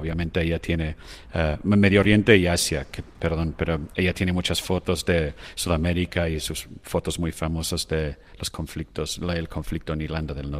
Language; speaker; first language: Spanish; non-native, fluent; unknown